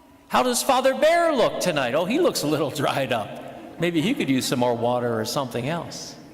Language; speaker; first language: English; native; English